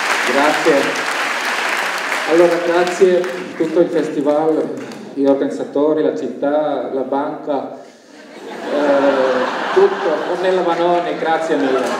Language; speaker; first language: Italian; non-native, fluent; Finnish